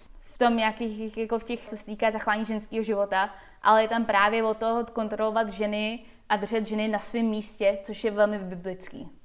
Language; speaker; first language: Czech; early bilingual, heritage; Czech